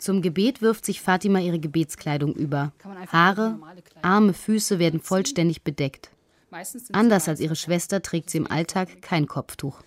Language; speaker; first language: German; native; German